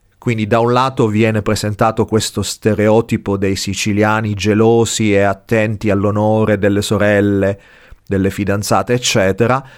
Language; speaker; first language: Italian; native; Italian